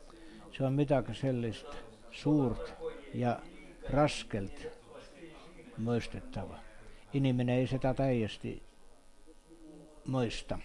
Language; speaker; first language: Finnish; non-native, learner; Estonian